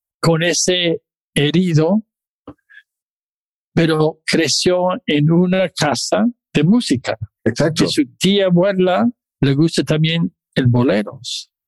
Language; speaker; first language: Spanish; non-native, fluent; English